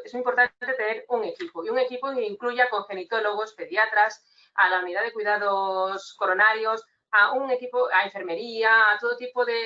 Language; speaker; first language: Spanish; native; Spanish